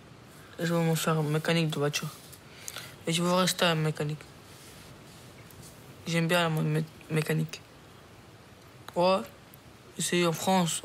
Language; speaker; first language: French; early bilingual, other home language; Romanian